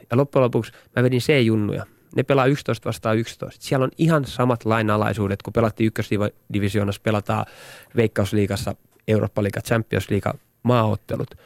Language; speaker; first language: Finnish; native; Finnish